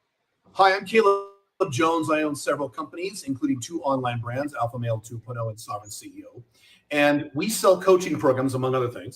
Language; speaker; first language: English; native; English